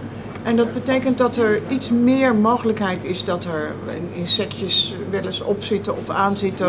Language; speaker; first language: Dutch; native; Dutch